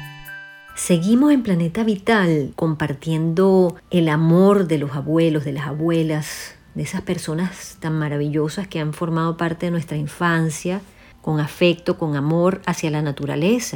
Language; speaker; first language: Spanish; native; Spanish